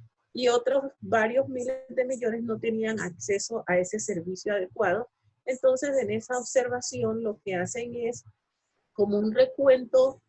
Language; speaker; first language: Spanish; native; Spanish